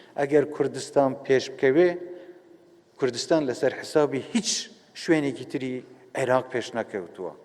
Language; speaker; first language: Central Kurdish; non-native, local second language; Kurdish